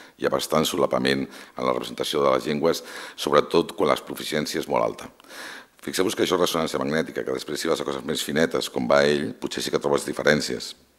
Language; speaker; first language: Catalan; non-native, local second language; Spanish